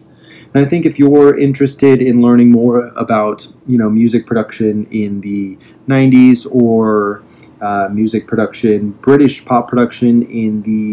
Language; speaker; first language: English; native; English